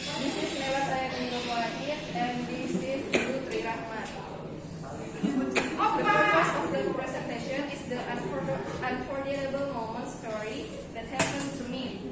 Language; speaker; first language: English; non-native, learner; Indonesian